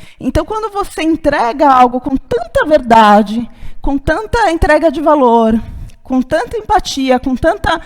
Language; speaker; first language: Portuguese; native; Portuguese